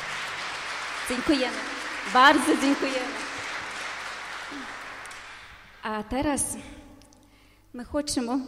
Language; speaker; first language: Polish; non-native, learner; Ukrainian